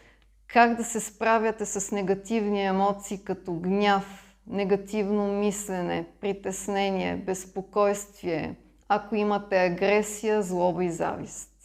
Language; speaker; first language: Bulgarian; non-native, fluent; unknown